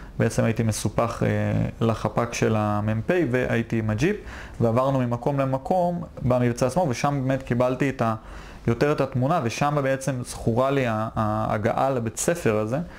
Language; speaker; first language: Hebrew; native; Hebrew